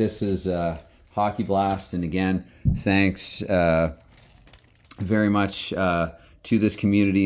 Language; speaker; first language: English; native; English